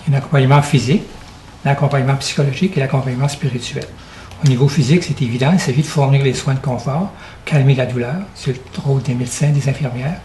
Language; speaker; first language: French; native; French